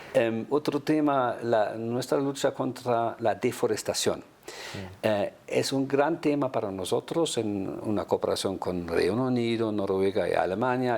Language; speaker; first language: Spanish; non-native, fluent; German